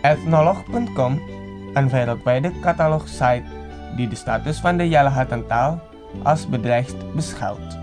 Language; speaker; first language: Dutch; non-native, fluent; Indonesian